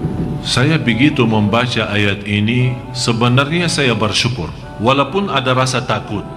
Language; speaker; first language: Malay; non-native, fluent; Arabic